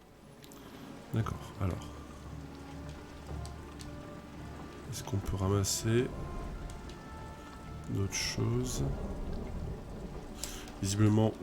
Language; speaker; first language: French; native; French